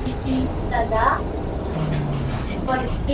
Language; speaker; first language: Spanish; non-native, learner; French